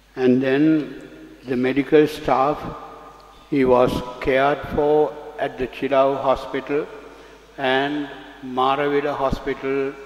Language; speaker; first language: English; non-native, local second language; Sinhala